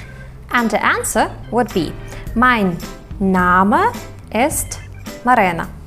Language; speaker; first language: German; non-native, fluent; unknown